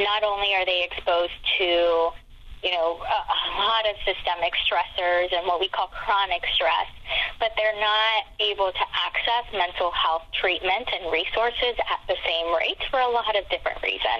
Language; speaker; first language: English; non-native, fluent; Spanish